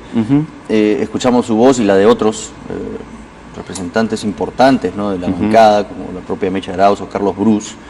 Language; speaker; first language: Spanish; native; Spanish